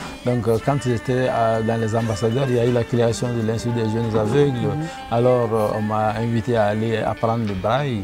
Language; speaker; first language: French; non-native, local second language; Bambara